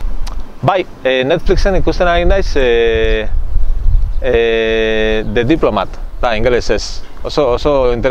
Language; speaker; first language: Basque; non-native, local second language; Spanish